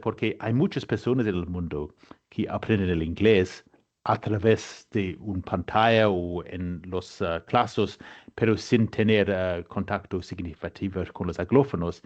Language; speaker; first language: Spanish; non-native, fluent; English